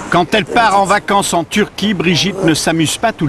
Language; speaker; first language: French; native; French